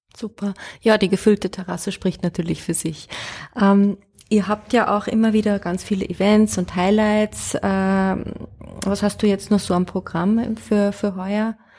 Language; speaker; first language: German; native; German